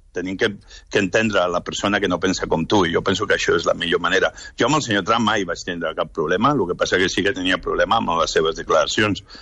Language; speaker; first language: Catalan; non-native, local second language; Spanish